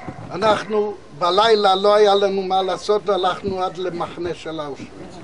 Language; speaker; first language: Hebrew; non-native, fluent; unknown